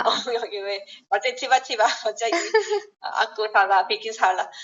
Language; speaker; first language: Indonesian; non-native, learner; Korean